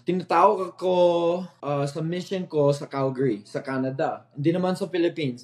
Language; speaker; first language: Filipino; non-native, fluent; English